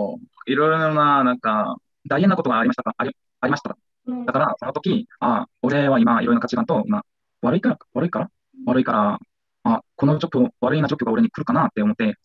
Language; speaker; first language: Japanese; non-native, learner; Korean